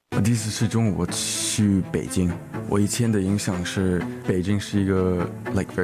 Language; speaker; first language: Chinese; early bilingual, heritage; English